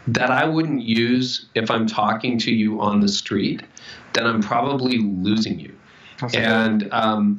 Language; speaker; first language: English; native; English